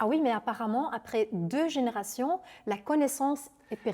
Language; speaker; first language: French; non-native, local second language; Dutch